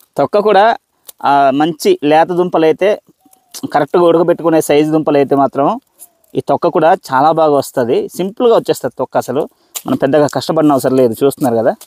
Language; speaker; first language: Telugu; non-native, local second language; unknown